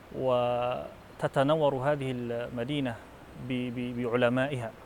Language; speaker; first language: Arabic; non-native, fluent; Filipino